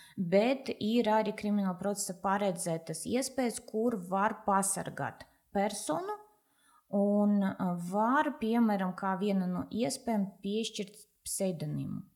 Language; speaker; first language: Latvian; non-native, local second language; Russian